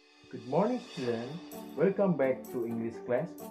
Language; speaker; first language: English; non-native, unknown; Indonesian